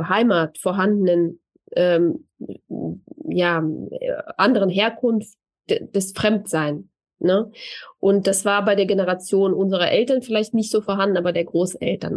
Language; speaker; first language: German; early bilingual, other home language; Russian